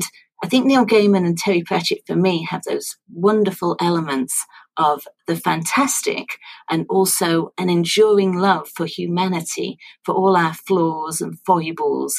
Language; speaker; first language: English; native; English